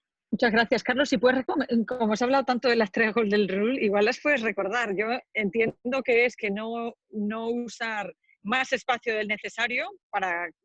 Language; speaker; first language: Spanish; native; Spanish